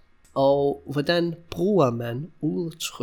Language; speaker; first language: Danish; non-native, fluent; English